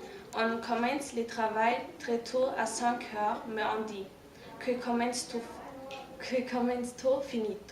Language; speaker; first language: French; non-native, learner; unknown